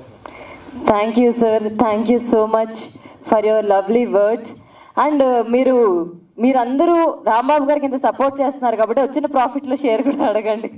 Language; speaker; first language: Telugu; native; Telugu